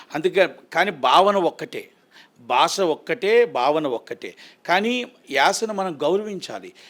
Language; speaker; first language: Telugu; native; Telugu